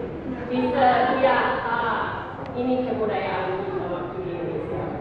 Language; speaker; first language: Indonesian; non-native, fluent; English